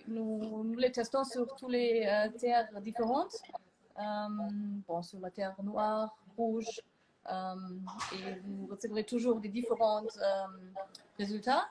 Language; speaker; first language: French; non-native, fluent; German